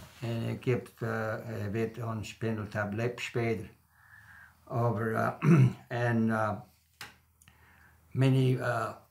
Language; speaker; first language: Dutch; early bilingual, heritage; German